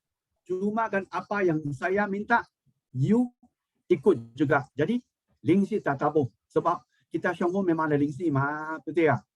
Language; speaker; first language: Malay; non-native, local second language; Min Nan Chinese